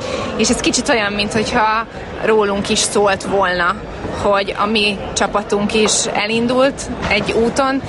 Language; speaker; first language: Hungarian; native; Hungarian